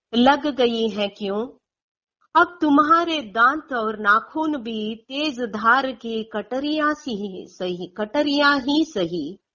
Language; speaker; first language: Hindi; non-native, local second language; Konkani